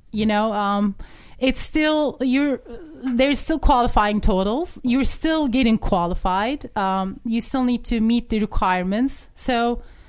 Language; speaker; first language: English; non-native, fluent; Turkish